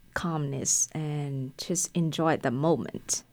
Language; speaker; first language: English; non-native, fluent; Vietnamese